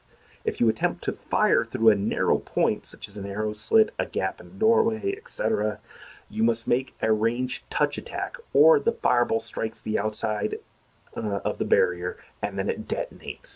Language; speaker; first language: English; native; English